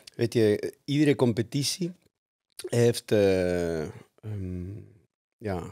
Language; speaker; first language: Dutch; non-native, fluent; Spanish